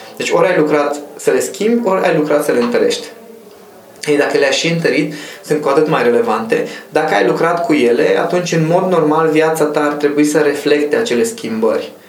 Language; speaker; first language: Romanian; non-native, local second language; Hungarian